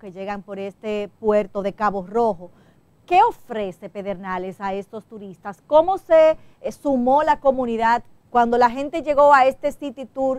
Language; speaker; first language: Spanish; native; Spanish